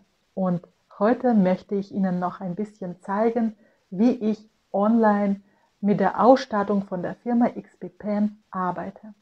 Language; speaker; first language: German; non-native, fluent; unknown